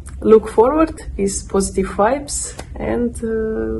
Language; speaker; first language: English; non-native, learner; Russian